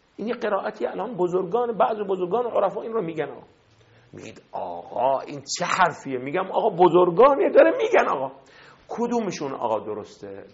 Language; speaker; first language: Persian; non-native, fluent; Arabic